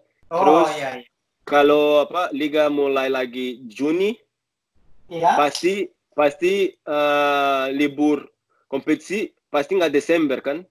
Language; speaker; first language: Indonesian; non-native, learner; Portuguese